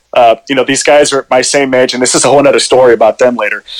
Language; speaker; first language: English; early bilingual, other home language; Spanish